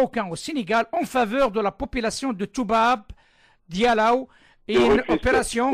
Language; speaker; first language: French; non-native, local second language; Arabic